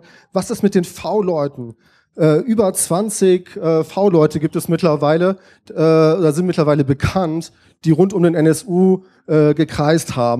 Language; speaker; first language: German; native; German